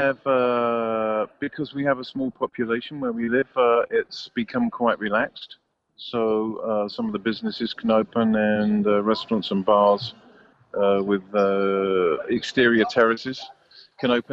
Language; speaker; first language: English; native; English